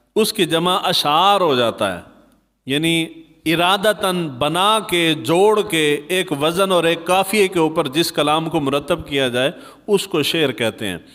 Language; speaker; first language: Urdu; non-native, local second language; Punjabi